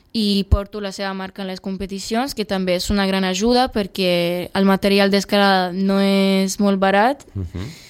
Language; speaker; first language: Catalan; early bilingual, other home language; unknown